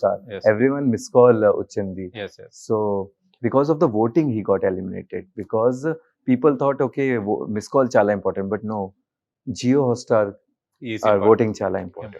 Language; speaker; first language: Telugu; non-native, learner; Hindi